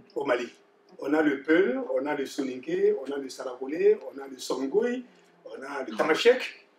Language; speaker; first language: French; non-native, local second language; Bambara